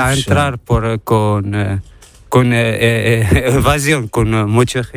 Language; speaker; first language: Spanish; non-native, learner; Arabic